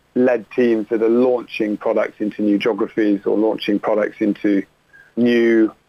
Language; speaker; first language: English; native; English